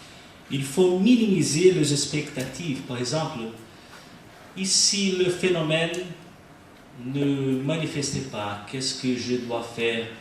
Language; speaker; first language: French; non-native, learner; Portuguese